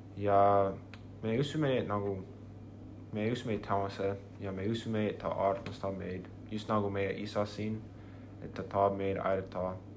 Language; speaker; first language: Estonian; non-native, learner; English